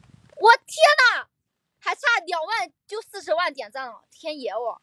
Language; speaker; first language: Chinese; native; Chinese